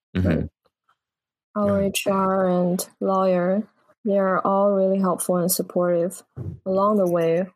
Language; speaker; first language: English; non-native, fluent; Chinese